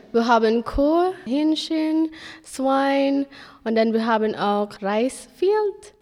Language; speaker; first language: German; non-native, learner; Filipino